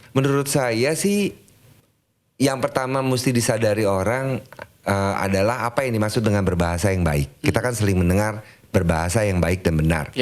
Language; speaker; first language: Indonesian; native; Indonesian